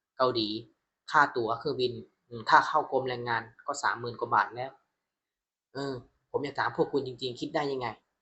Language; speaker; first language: Thai; non-native, fluent; Burmese